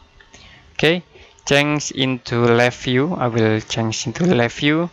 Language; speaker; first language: English; non-native, learner; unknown